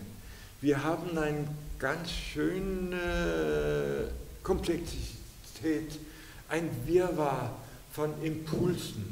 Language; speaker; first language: German; non-native, fluent; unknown